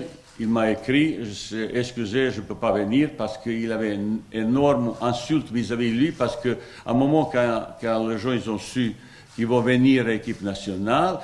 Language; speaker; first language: French; non-native, fluent; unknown